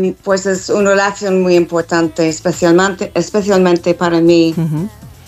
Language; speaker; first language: Spanish; non-native, fluent; English